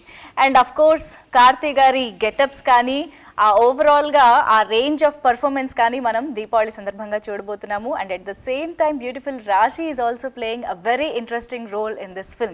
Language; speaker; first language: Telugu; native; Telugu